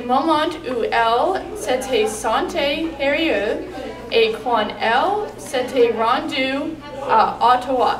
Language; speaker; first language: French; non-native, learner; English